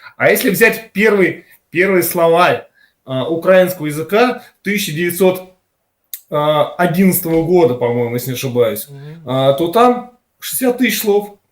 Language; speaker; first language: Russian; native; Russian